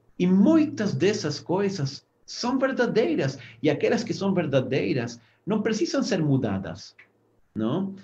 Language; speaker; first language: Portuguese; non-native, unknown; Spanish